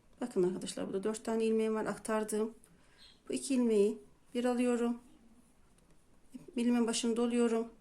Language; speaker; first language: Turkish; native; Turkish